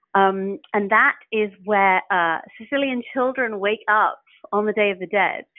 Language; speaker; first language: English; native; English